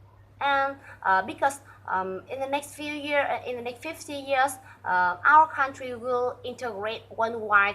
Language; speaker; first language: English; non-native, learner; Vietnamese